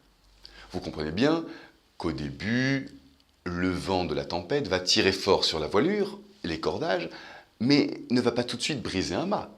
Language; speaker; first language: French; native; French